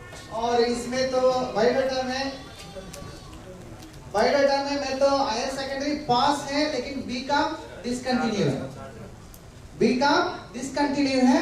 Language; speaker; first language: Hindi; non-native, local second language; Tamil